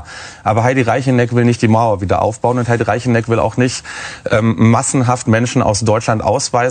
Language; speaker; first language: German; native; German